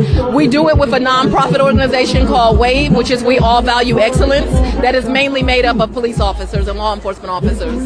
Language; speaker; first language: English; native; English